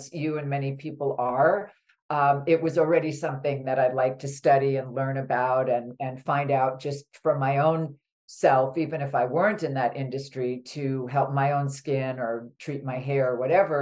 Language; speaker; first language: English; native; English